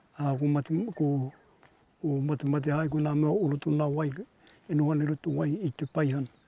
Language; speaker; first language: Māori; native; Māori